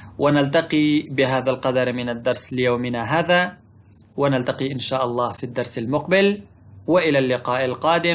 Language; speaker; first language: Arabic; non-native, fluent; Pashto